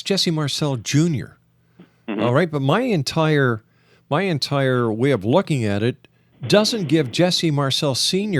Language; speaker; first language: English; native; English